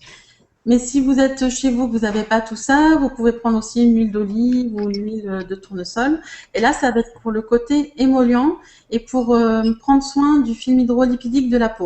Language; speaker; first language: French; native; French